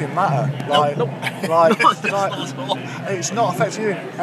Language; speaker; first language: English; native; English